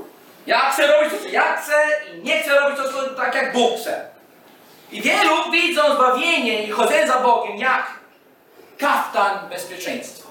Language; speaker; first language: Polish; non-native, fluent; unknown